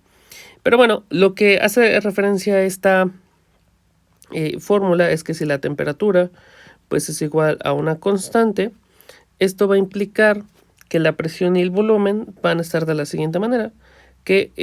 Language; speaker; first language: Spanish; native; Spanish